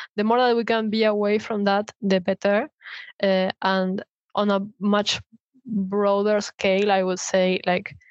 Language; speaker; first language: English; non-native, fluent; Spanish